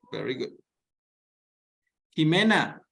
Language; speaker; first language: English; non-native, fluent; Spanish